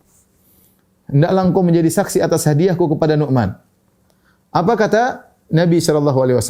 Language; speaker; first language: Indonesian; native; Indonesian